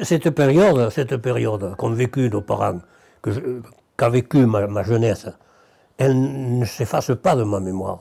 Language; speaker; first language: French; early bilingual, other home language; Spanish